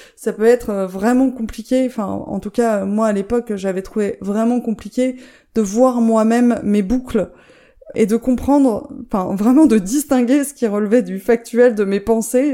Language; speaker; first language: French; native; French